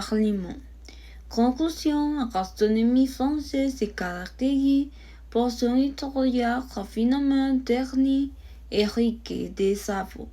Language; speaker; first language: French; non-native, learner; Spanish